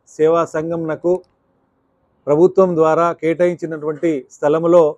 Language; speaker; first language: Telugu; non-native, local second language; Lambadi